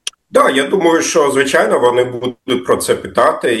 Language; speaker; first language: Ukrainian; non-native, fluent; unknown